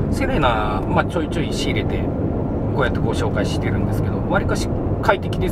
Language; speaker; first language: Japanese; native; Japanese